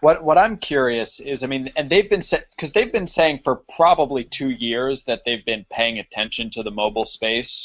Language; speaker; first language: English; native; English